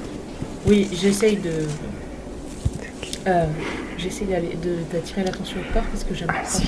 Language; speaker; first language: French; native; French